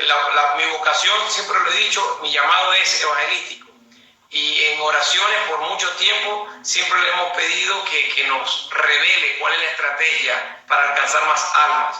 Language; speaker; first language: Spanish; native; Spanish